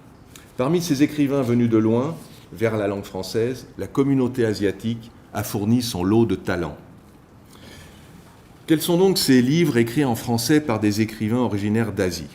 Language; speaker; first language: French; native; French